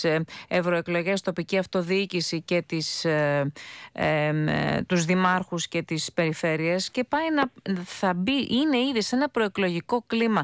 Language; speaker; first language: Greek; native; Greek